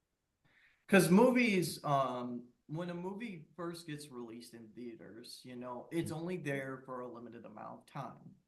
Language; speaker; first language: English; native; English